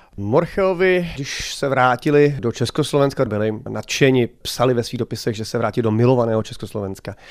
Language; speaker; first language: Czech; native; Czech